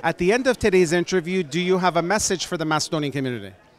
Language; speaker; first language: English; early bilingual, other home language; Macedonian